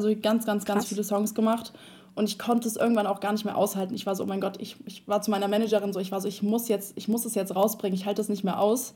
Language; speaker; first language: German; native; German